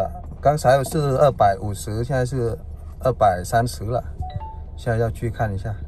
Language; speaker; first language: Chinese; non-native, fluent; Vietnamese